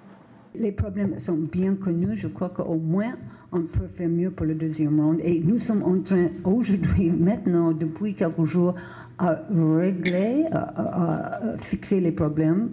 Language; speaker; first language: French; non-native, fluent; English